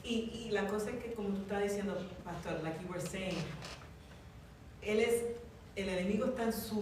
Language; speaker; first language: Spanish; early bilingual, heritage; English